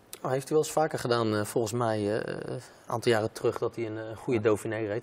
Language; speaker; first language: Dutch; native; Dutch